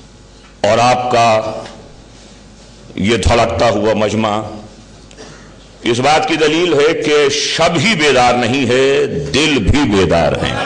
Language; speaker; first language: Urdu; native; Urdu